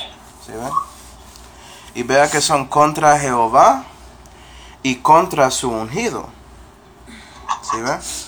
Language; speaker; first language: Spanish; non-native, fluent; English